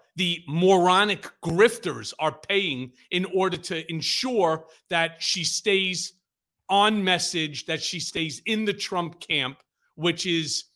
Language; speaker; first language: English; native; English